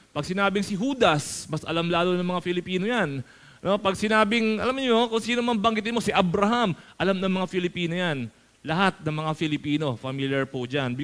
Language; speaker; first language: Filipino; native; Filipino